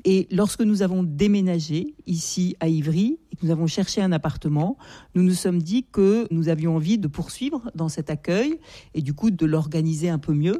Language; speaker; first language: French; native; French